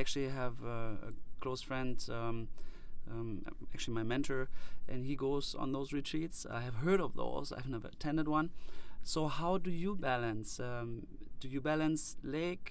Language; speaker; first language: English; non-native, fluent; German